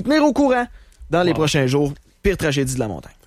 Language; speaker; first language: French; native; French